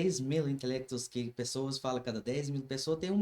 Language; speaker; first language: Portuguese; non-native, learner; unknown